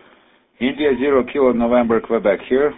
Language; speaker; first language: English; non-native, fluent; Russian